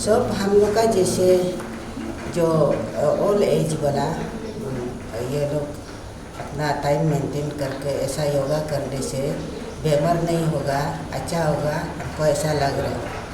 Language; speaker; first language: Hindi; non-native, local second language; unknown